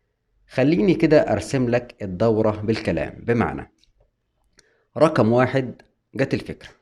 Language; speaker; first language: Arabic; native; Arabic